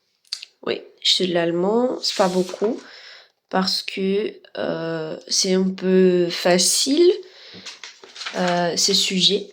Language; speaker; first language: French; non-native, learner; Spanish